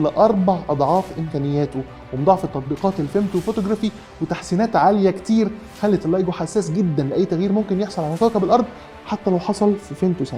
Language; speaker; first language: Arabic; native; Arabic